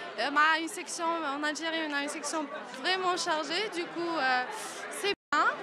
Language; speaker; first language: French; non-native, local second language; Arabic